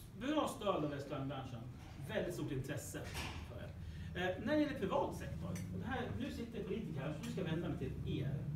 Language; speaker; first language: Swedish; native; Swedish